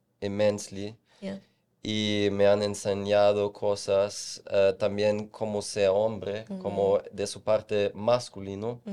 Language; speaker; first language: Spanish; non-native, fluent; German